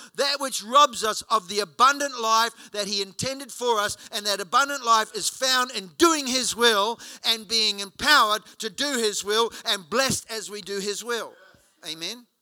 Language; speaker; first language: English; native; English